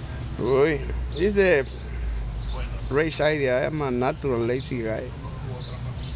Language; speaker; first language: English; non-native, learner; Spanish